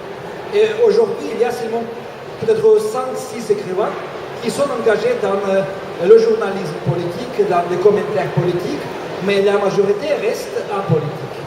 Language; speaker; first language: French; non-native, fluent; Russian